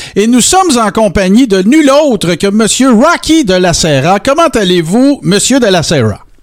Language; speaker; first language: French; native; French